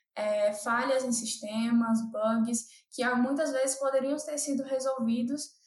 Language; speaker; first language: Portuguese; native; Portuguese